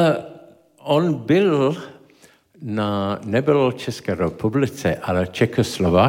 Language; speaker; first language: Czech; non-native, learner; English